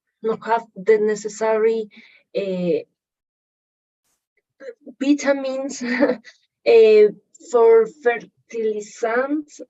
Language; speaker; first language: English; non-native, learner; Spanish